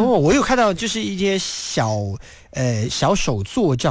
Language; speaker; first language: Chinese; native; Chinese